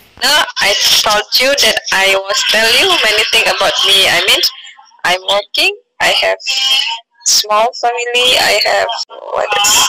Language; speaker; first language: English; non-native, learner; Indonesian